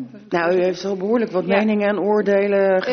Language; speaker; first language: Dutch; native; Dutch